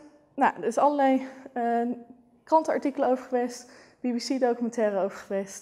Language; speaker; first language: Dutch; native; Dutch